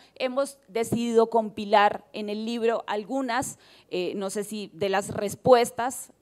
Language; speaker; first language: Spanish; native; Spanish